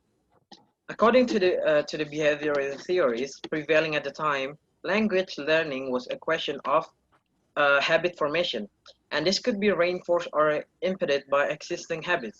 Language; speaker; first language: English; non-native, learner; Indonesian